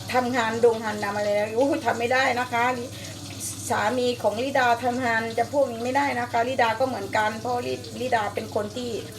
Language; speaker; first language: Thai; native; Thai